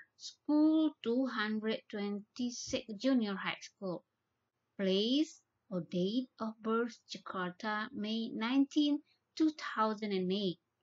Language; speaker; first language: English; non-native, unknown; Indonesian